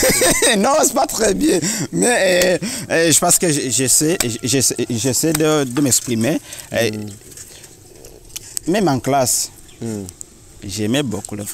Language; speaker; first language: French; non-native, learner; Rundi